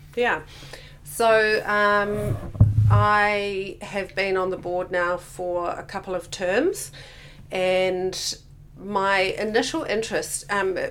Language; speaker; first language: English; native; English